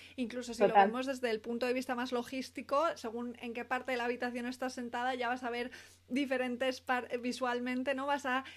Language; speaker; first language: Spanish; native; Spanish